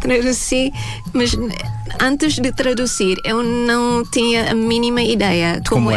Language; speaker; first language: Portuguese; non-native, fluent; Thai